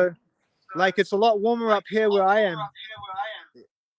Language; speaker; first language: English; native; English